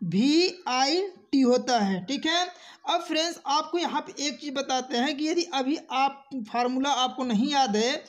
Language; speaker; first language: Hindi; native; Hindi